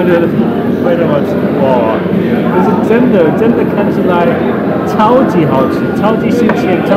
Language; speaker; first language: Chinese; non-native, fluent; German